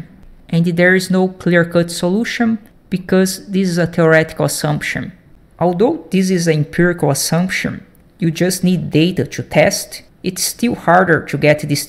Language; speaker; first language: English; non-native, fluent; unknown